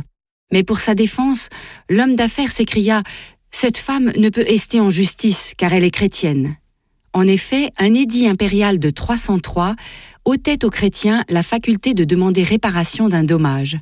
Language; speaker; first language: French; native; French